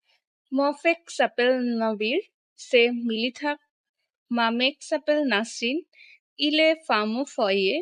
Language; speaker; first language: French; non-native, learner; Bangla